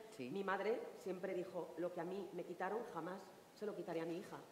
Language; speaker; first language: Spanish; native; Spanish